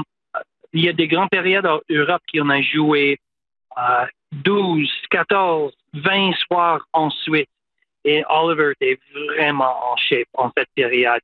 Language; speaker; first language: French; non-native, local second language; English